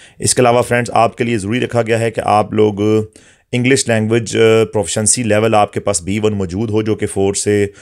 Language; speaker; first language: Urdu; native; Urdu